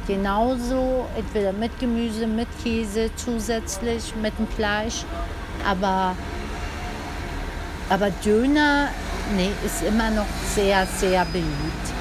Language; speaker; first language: German; early bilingual, other home language; Turkish